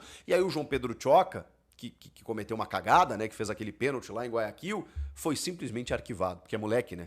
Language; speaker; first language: Portuguese; native; Portuguese